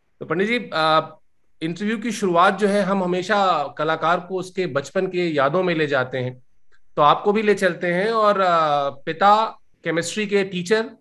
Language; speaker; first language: Hindi; native; Hindi